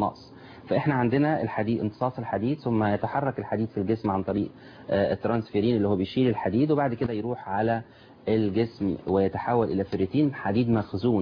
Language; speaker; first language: Arabic; native; Arabic